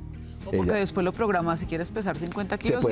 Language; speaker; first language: Spanish; native; Spanish